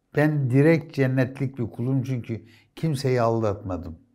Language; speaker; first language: Turkish; native; Turkish